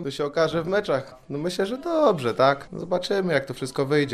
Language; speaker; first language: Polish; native; Polish